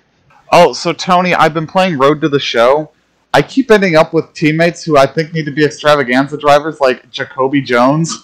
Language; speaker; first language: English; native; English